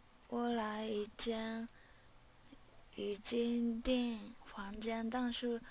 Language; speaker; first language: Chinese; non-native, learner; Japanese